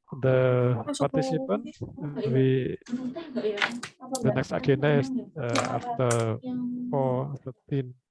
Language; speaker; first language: English; non-native, fluent; Indonesian